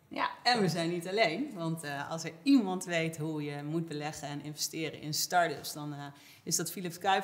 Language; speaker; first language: Dutch; native; Dutch